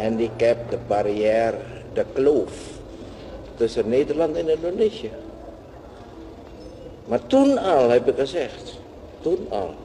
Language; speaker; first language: Dutch; non-native, local second language; Javanese